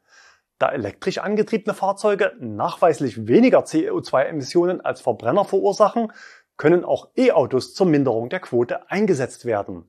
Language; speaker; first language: German; native; German